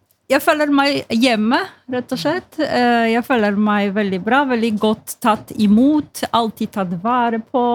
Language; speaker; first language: Norwegian; non-native, fluent; Polish